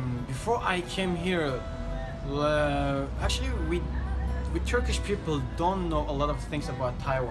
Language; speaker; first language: English; non-native, fluent; Turkish